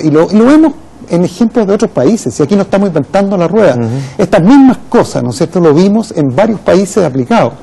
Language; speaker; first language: Spanish; native; Spanish